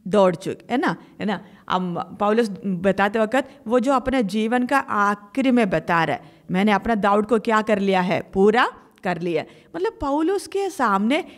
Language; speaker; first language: Hindi; non-native, local second language; Malayalam